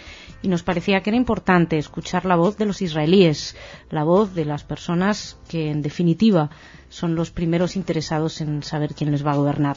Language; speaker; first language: Spanish; native; Spanish